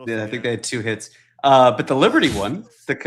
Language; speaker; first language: English; native; English